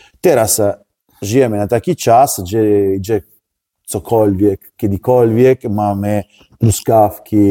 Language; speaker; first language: Polish; non-native, learner; Italian